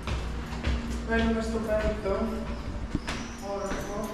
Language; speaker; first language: Greek; non-native, fluent; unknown